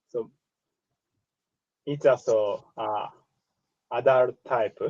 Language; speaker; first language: English; non-native, learner; Japanese